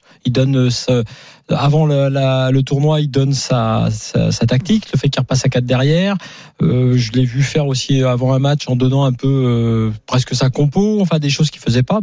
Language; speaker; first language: French; native; French